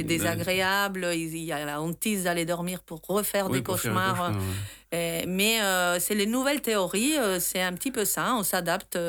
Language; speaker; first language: French; non-native, fluent; Spanish